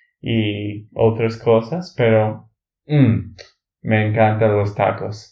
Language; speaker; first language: Spanish; non-native, learner; English